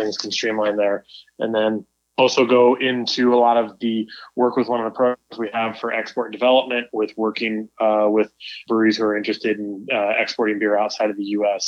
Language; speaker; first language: English; native; English